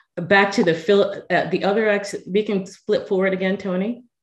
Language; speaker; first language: English; native; English